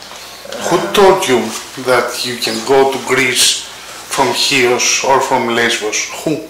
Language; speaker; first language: English; non-native, learner; Greek